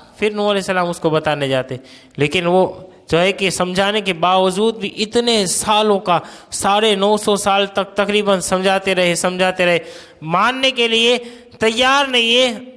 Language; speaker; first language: Urdu; non-native, local second language; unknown